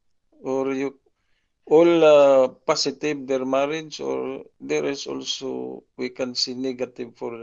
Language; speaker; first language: English; non-native, local second language; Filipino